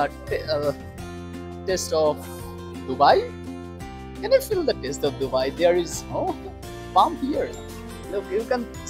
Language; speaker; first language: English; non-native, learner; Bangla